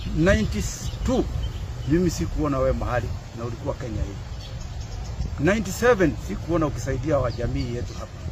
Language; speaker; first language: Swahili; non-native, local second language; Kikuyu